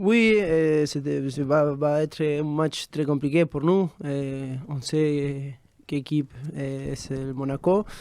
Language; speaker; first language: French; non-native, fluent; Spanish